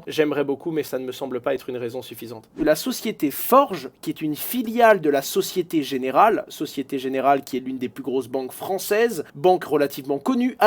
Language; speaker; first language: French; native; French